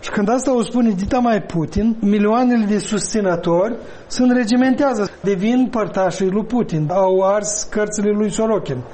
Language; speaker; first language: Romanian; native; Romanian